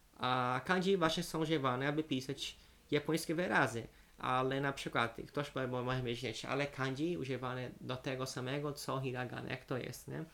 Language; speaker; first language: Polish; non-native, fluent; Portuguese